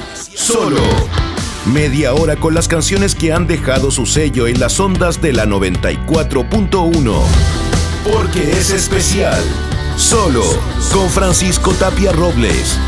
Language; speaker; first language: Spanish; native; Spanish